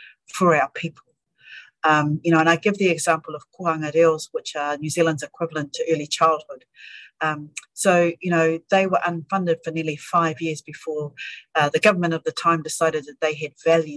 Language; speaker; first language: English; native; English